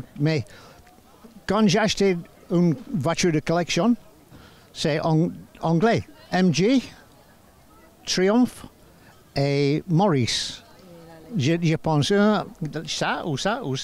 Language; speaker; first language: French; non-native, learner; English